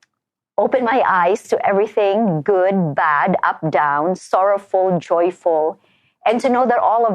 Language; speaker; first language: English; non-native, local second language; Filipino